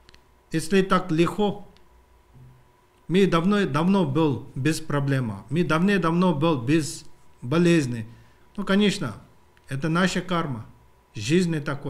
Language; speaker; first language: Russian; non-native, learner; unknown